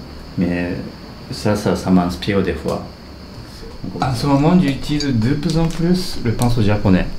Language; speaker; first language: French; non-native, fluent; Japanese